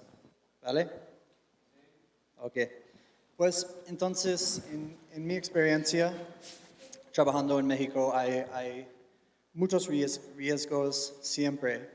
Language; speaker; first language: Spanish; non-native, fluent; English